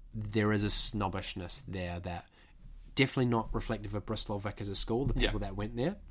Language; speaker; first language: English; native; English